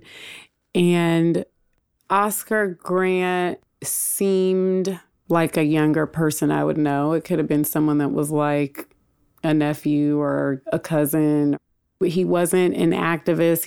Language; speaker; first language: English; native; English